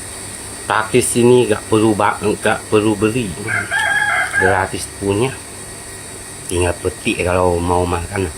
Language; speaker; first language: Indonesian; non-native, local second language; Hakka Chinese